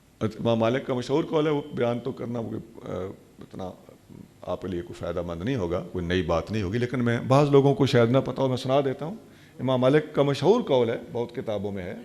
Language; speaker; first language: Urdu; non-native, local second language; Saraiki